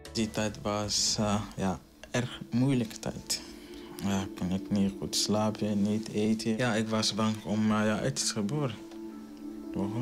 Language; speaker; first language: Dutch; non-native, learner; Somali